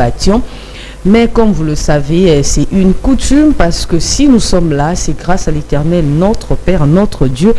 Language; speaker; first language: French; non-native, local second language; Lingala